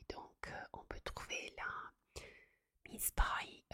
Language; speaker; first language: French; non-native, fluent; Italian